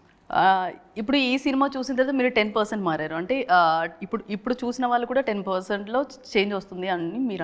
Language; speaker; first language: Telugu; native; Telugu